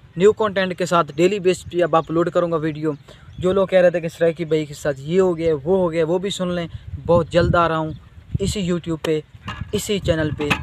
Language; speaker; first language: Urdu; non-native, local second language; Saraiki